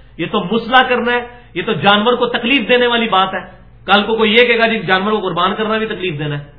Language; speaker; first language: Urdu; non-native, local second language; Punjabi